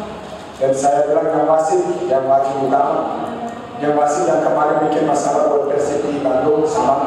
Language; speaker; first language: Indonesian; non-native, fluent; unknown